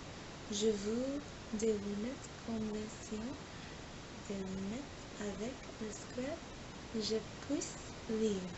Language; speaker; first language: French; non-native, learner; English